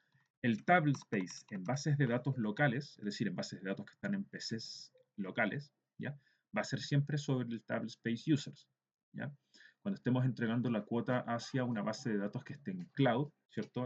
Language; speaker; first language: Spanish; native; Spanish